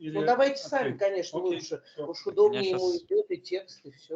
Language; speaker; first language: Russian; native; Russian